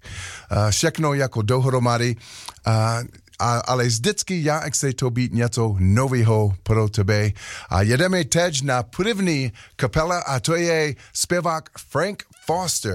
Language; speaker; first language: Czech; non-native, learner; English